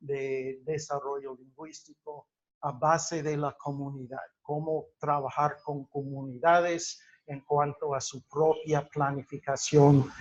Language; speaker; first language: Spanish; non-native, fluent; English